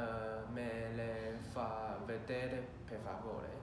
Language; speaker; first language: Italian; non-native, learner; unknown